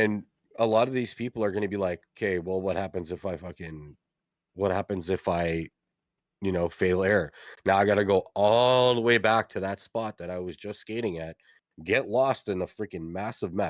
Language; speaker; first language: English; native; English